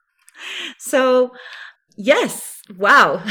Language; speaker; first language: English; non-native, fluent; Spanish